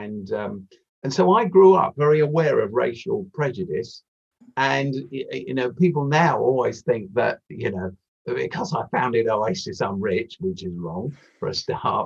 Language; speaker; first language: English; native; English